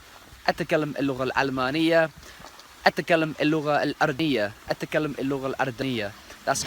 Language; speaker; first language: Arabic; non-native, learner; English